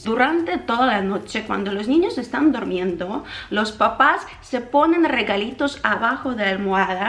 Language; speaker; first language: Spanish; non-native, fluent; Ukrainian